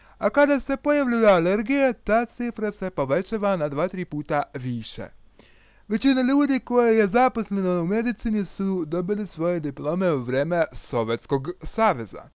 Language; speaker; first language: Croatian; non-native, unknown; Russian